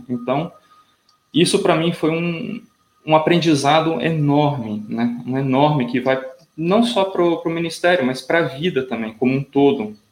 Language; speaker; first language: Portuguese; native; Portuguese